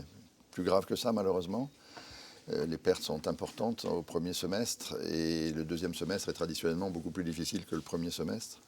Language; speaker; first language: French; native; French